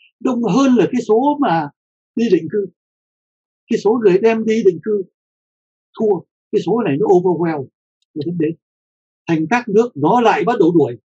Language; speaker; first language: Vietnamese; native; Vietnamese